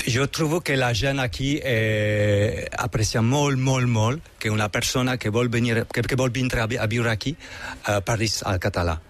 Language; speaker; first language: Catalan; non-native, fluent; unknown